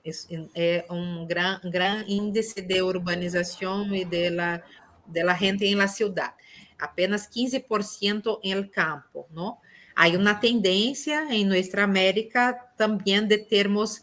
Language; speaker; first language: Spanish; non-native, fluent; Portuguese